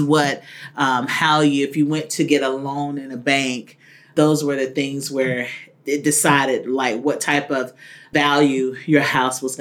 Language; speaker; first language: English; native; English